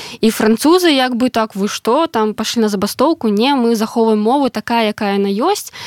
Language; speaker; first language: Belarusian; non-native, local second language; Russian